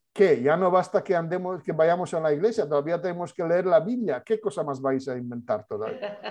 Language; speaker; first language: Spanish; non-native, fluent; Polish